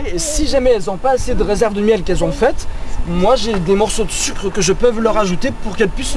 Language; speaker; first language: French; native; French